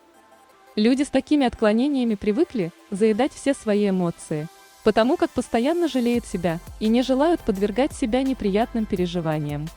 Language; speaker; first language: Russian; native; Russian